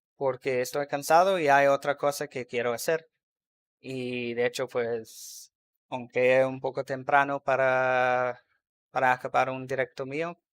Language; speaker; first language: Spanish; non-native, fluent; English